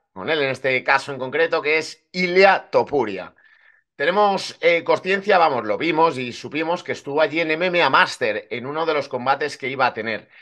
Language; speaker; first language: Spanish; native; Spanish